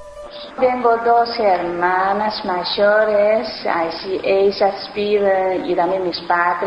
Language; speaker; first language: Spanish; non-native, fluent; Chinese